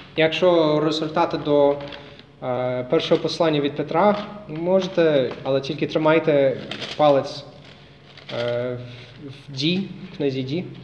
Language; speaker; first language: Ukrainian; non-native, fluent; English